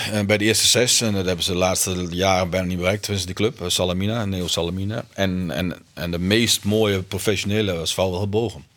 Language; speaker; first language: Dutch; native; Dutch